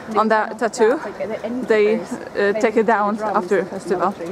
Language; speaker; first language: English; non-native, fluent; Polish